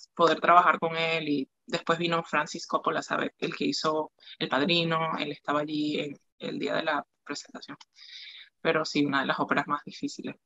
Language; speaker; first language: Spanish; native; Spanish